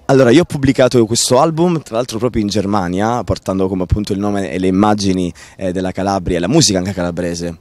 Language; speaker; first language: Italian; native; Italian